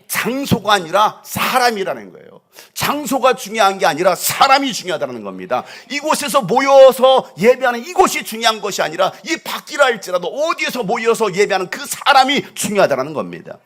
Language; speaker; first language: Korean; native; Korean